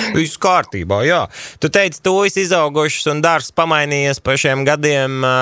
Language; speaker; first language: Latvian; native; Latvian